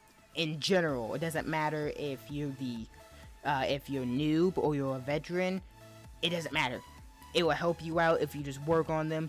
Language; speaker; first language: English; native; English